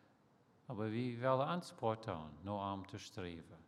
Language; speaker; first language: German; early bilingual, heritage; Plautdietsch